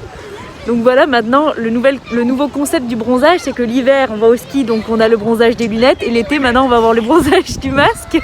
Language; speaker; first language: French; native; French